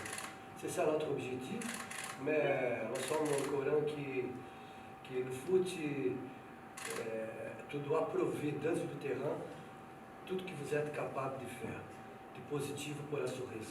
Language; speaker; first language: French; non-native, fluent; Portuguese